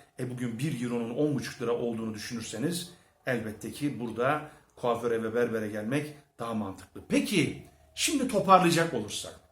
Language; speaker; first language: Turkish; early bilingual, heritage; Turkish